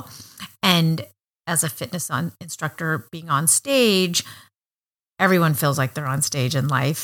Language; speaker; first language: English; native; English